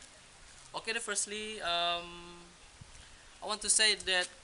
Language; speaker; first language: English; non-native, learner; Indonesian